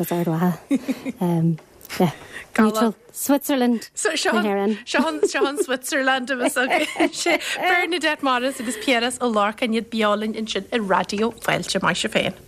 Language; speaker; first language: Irish; native; Irish